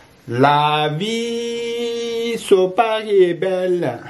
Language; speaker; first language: French; non-native, learner; Tibetan